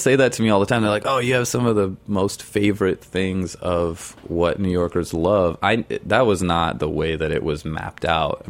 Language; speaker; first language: English; native; English